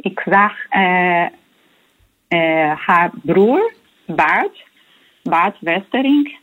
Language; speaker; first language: Dutch; early bilingual, heritage; Portuguese